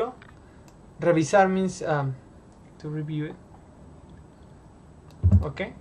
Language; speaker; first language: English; non-native, fluent; Spanish